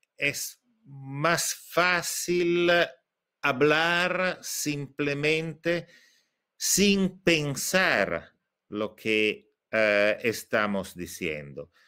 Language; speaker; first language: Spanish; non-native, fluent; Italian